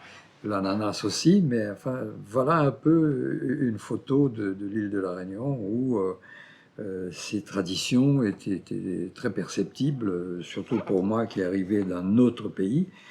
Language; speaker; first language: French; non-native, fluent; Portuguese